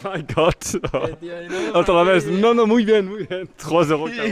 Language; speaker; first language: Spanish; non-native, learner; French